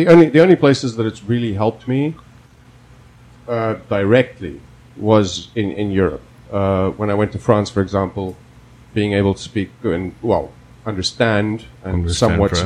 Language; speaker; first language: English; non-native, local second language; Afrikaans